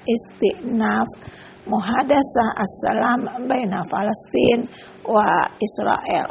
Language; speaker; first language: Arabic; non-native, fluent; Indonesian